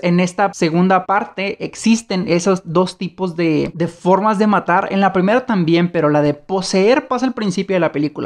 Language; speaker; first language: Spanish; native; Spanish